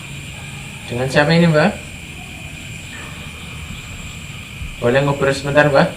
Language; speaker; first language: Indonesian; native; Indonesian